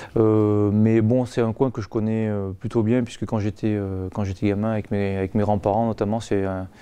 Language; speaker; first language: French; native; French